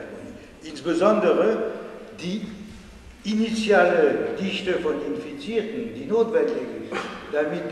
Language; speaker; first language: German; non-native, fluent; French